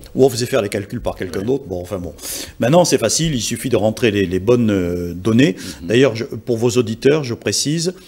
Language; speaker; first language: French; native; French